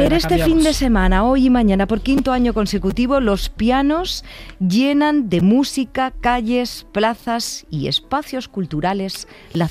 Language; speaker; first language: Spanish; native; Spanish